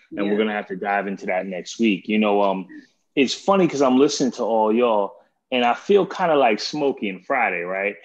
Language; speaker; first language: English; native; English